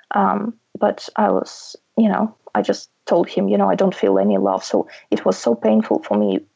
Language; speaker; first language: English; non-native, fluent; Russian